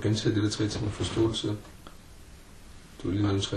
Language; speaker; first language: Danish; early bilingual, other home language; Arabic